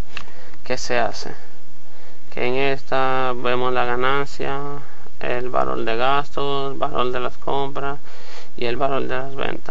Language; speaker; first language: Spanish; native; Spanish